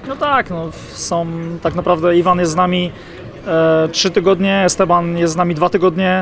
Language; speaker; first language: Polish; native; Polish